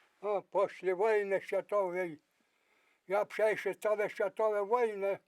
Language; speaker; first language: Polish; early bilingual, heritage; Polish